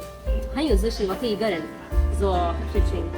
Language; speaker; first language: Chinese; non-native, fluent; Urdu